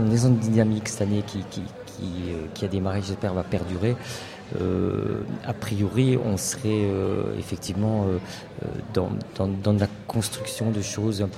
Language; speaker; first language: French; native; French